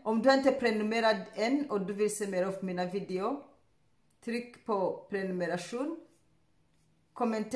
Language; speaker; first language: Swedish; non-native, learner; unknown